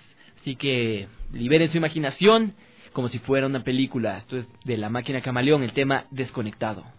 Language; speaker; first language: Spanish; native; Spanish